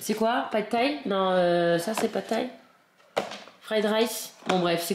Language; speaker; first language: French; native; French